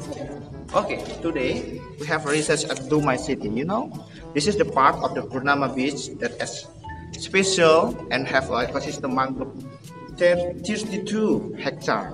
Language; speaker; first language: English; non-native, learner; Indonesian